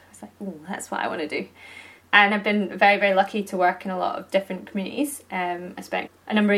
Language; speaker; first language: English; native; English